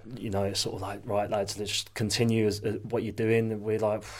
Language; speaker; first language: English; native; English